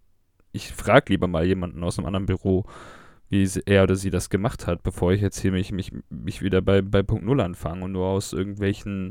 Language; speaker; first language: German; native; German